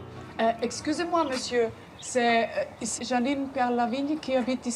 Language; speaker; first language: French; non-native, learner; German